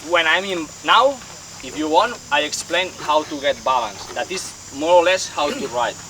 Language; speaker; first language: English; non-native, fluent; Spanish